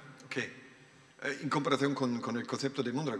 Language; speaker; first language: Spanish; non-native, learner; German